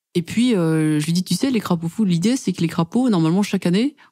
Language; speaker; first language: French; native; French